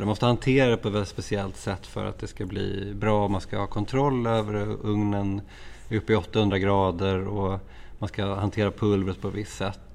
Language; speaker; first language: Swedish; native; Swedish